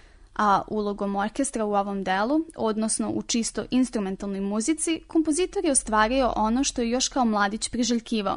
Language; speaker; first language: Serbian; native; Serbian